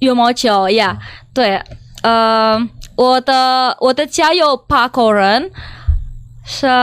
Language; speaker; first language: Chinese; non-native, learner; Indonesian